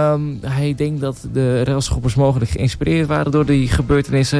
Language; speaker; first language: Dutch; native; Dutch